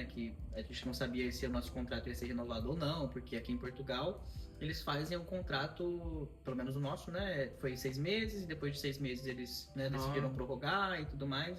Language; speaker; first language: Portuguese; native; Portuguese